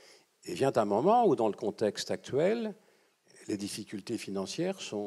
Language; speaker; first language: French; native; French